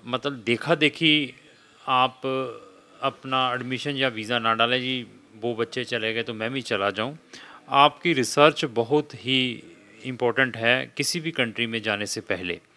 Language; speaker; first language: Hindi; non-native, local second language; Punjabi